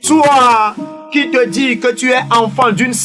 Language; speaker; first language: French; non-native, local second language; Ewe